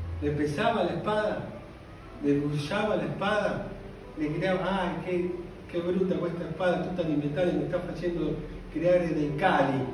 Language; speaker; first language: Italian; non-native, fluent; Spanish